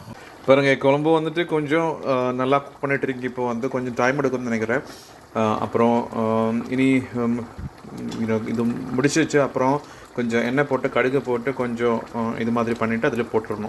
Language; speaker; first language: Tamil; non-native, learner; Malayalam